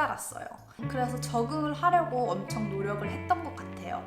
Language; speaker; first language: Korean; native; Korean